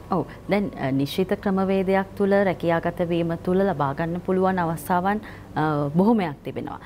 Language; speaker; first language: Sinhala; native; Sinhala